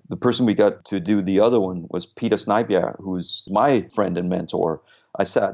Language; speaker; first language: English; non-native, fluent; Danish